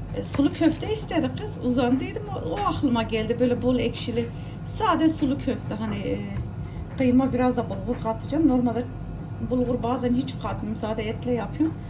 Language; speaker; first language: Turkish; early bilingual, heritage; Turkish